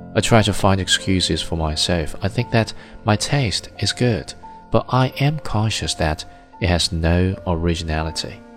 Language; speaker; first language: English; non-native, fluent; Chinese